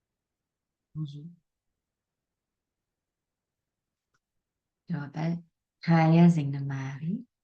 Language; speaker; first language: French; non-native, fluent; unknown